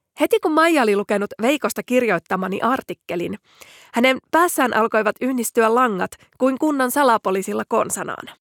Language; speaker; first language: Finnish; native; Finnish